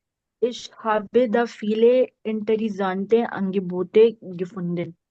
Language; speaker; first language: German; non-native, learner; Urdu